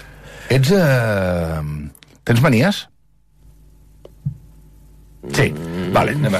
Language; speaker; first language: Catalan; native; Catalan